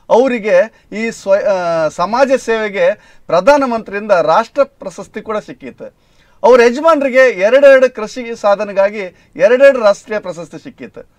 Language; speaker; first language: Kannada; native; Kannada